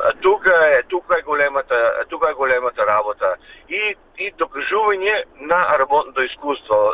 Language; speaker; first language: Macedonian; early bilingual, heritage; Macedonian